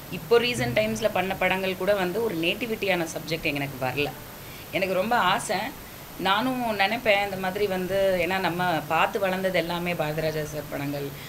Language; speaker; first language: Tamil; native; Tamil